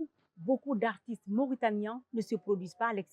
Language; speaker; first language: French; non-native, local second language; Arabic